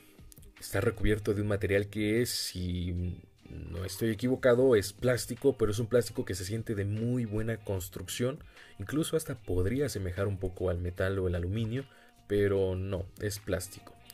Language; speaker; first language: Spanish; native; Spanish